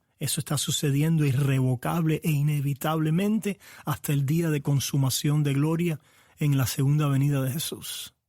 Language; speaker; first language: Spanish; native; Spanish